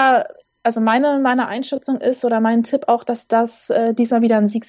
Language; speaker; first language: German; native; German